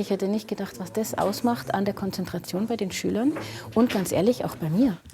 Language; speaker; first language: German; native; German